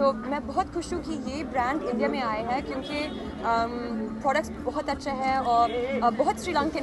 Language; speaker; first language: Hindi; non-native, learner; Sinhala